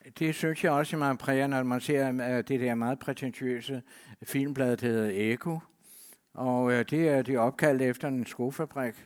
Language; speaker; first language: Danish; native; Danish